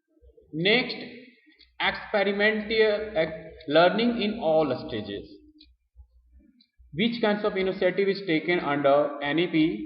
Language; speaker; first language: English; non-native, local second language; Hindi